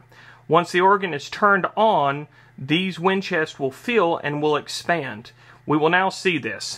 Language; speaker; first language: English; native; English